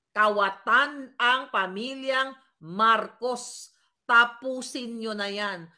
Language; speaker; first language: Filipino; non-native, local second language; Cebuano